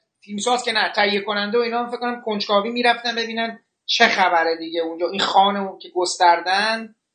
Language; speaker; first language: Persian; native; Persian